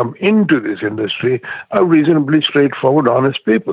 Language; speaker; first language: English; non-native, local second language; Gujarati